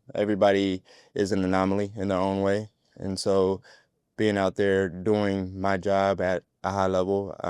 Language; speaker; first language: English; native; English